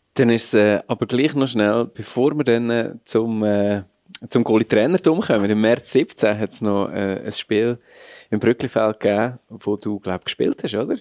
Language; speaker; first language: German; native; German